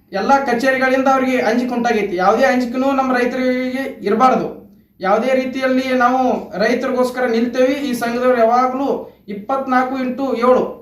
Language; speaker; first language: Kannada; native; Kannada